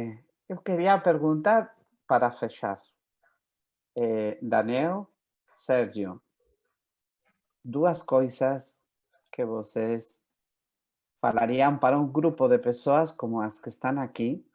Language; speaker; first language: Portuguese; non-native, fluent; Spanish